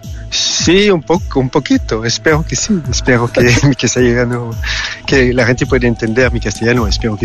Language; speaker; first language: Spanish; non-native, learner; French